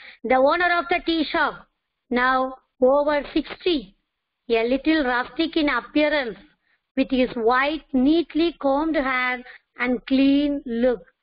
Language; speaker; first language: English; non-native, local second language; Tamil